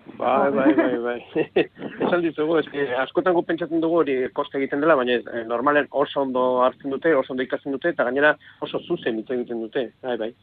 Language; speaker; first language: Basque; native; Basque